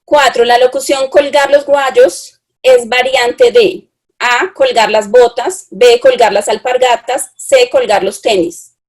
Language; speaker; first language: Spanish; native; Spanish